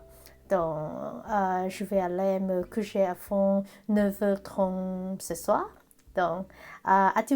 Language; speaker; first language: French; non-native, learner; Cantonese